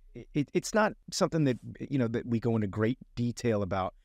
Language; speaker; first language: English; native; English